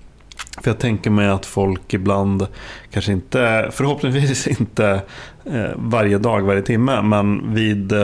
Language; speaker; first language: Swedish; native; Swedish